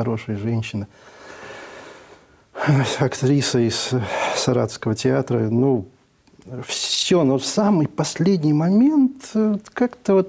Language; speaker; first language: Russian; native; Russian